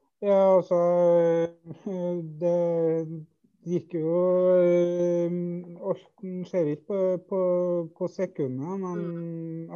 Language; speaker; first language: Norwegian; native; Norwegian